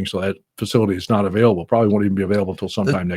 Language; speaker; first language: English; native; English